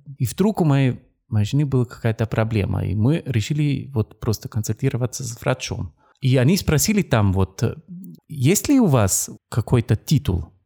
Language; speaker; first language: Russian; non-native, fluent; German